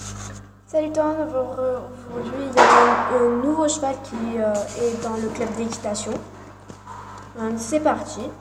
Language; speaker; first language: French; native; French